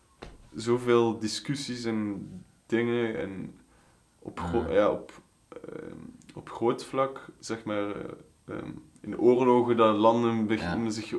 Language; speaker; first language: Dutch; native; Dutch